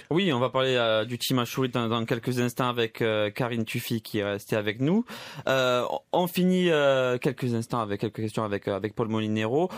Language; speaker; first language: French; native; French